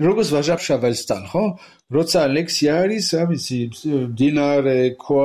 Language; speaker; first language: Georgian; non-native, learner; French